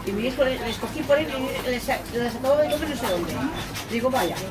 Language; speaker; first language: Spanish; native; Spanish